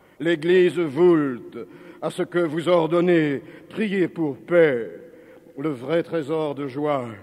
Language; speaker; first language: French; native; French